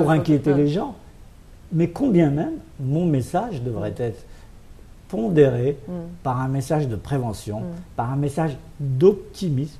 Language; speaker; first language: French; non-native, local second language; Arabic